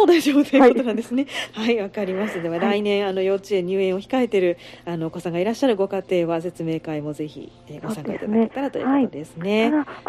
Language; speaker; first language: Japanese; native; Japanese